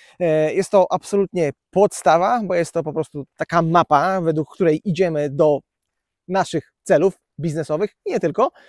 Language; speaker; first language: Polish; native; Polish